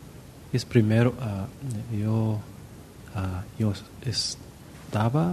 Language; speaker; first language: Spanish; non-native, learner; English